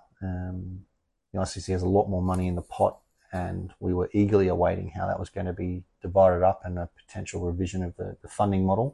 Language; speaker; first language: English; native; English